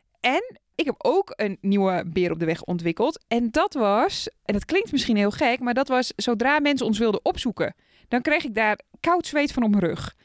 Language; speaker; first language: Dutch; native; Dutch